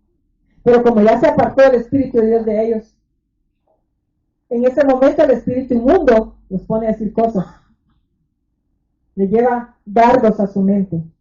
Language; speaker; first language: Spanish; native; Spanish